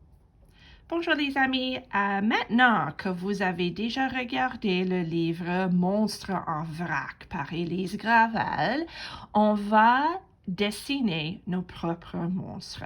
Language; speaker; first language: French; non-native, fluent; English